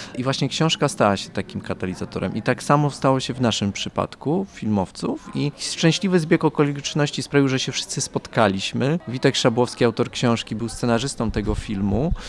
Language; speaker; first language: Polish; native; Polish